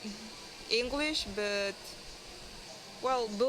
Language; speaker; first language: English; non-native, learner; Spanish